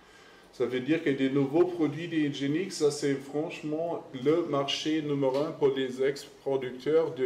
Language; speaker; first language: French; non-native, fluent; German